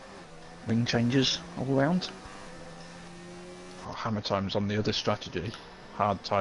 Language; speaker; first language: English; native; English